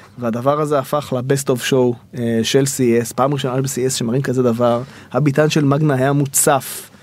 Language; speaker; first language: Hebrew; native; Hebrew